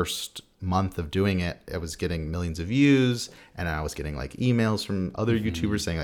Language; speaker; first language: English; native; English